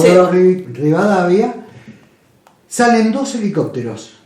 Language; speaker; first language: Spanish; native; Spanish